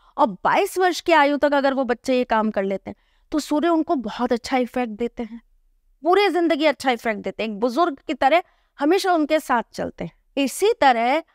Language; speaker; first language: Hindi; native; Hindi